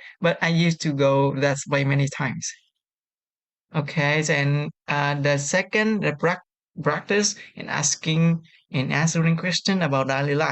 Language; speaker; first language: English; non-native, learner; Vietnamese